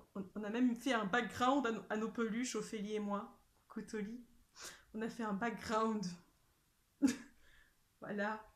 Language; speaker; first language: French; native; French